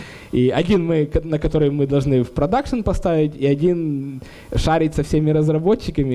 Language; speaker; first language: Russian; native; Russian